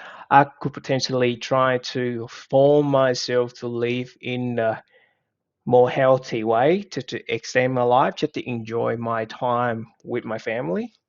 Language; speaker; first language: English; non-native, fluent; Vietnamese